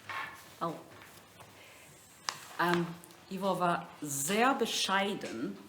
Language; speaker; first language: German; non-native, fluent; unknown